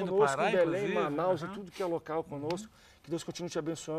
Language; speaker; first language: Portuguese; native; Portuguese